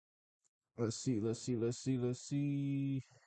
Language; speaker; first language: English; native; English